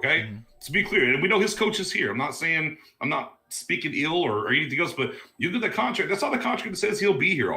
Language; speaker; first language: English; native; English